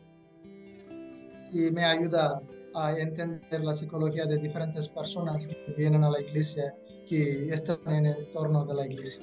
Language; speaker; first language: Spanish; non-native, fluent; Tamil